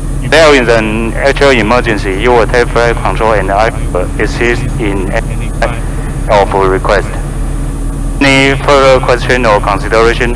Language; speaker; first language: English; non-native, fluent; Chinese